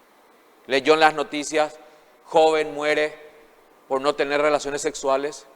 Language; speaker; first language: Spanish; native; Spanish